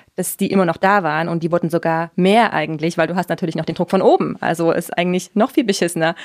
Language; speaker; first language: German; native; German